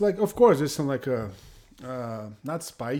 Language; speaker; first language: English; non-native, fluent; Portuguese